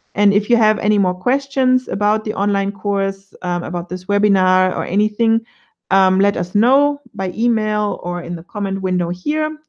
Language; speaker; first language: English; non-native, fluent; German